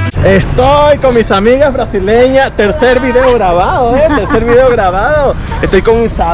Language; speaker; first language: Spanish; native; Spanish